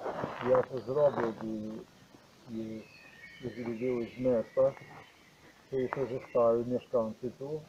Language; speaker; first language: Polish; non-native, learner; Croatian